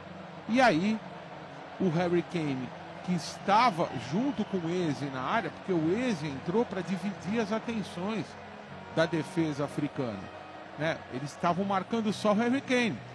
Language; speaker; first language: Portuguese; native; Portuguese